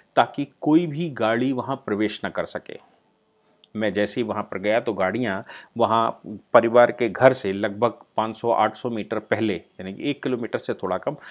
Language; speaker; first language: Hindi; native; Hindi